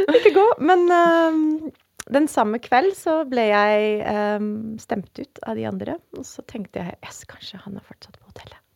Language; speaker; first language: Norwegian; non-native, fluent; Dutch